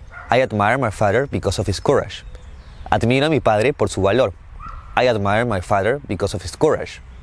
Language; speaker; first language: English; non-native, fluent; Spanish